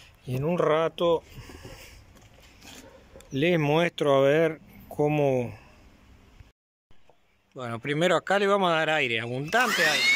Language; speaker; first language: Spanish; native; Spanish